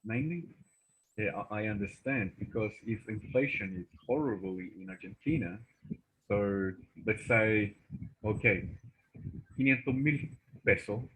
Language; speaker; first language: English; non-native, learner; Spanish